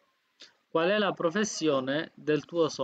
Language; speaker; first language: Italian; non-native, fluent; Bangla